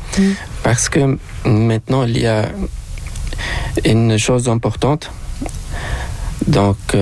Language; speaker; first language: French; non-native, local second language; Arabic